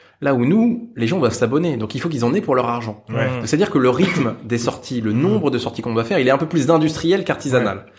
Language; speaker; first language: French; native; French